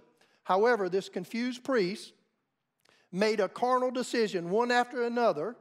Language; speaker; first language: English; native; English